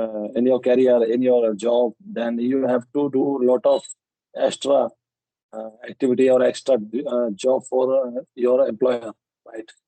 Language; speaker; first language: English; non-native, local second language; Hindi